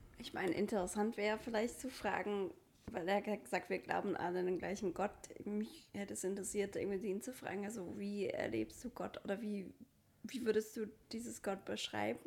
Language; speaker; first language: German; non-native, fluent; English